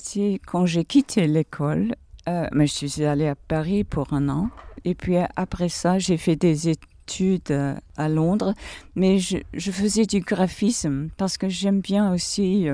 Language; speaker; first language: French; non-native, fluent; English